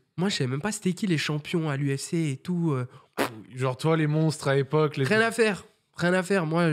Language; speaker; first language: French; native; French